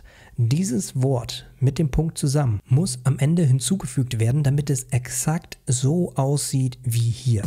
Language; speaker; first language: German; native; German